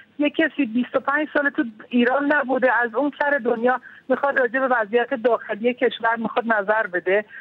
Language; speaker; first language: Persian; native; Persian